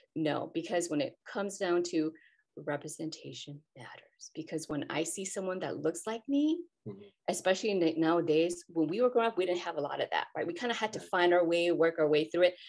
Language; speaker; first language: English; native; English